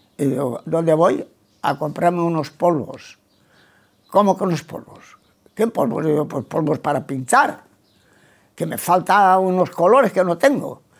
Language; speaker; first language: Spanish; non-native, local second language; Catalan